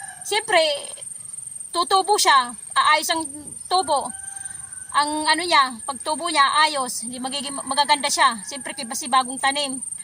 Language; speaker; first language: Filipino; non-native, local second language; Waray